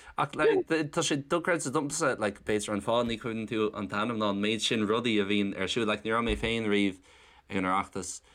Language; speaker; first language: Irish; non-native, local second language; English